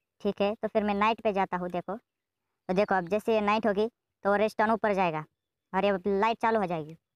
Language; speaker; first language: Hindi; native; Hindi